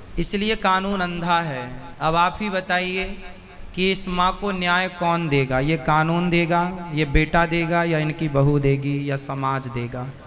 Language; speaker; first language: Hindi; native; Hindi